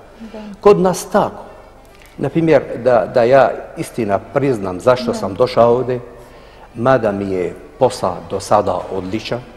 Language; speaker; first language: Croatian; non-native, fluent; Arabic